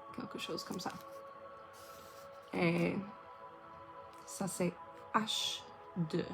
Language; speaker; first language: French; non-native, learner; English